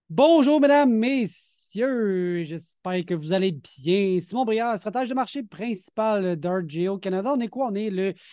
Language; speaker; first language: French; native; French